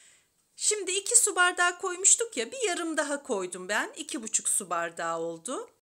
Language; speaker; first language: Turkish; native; Turkish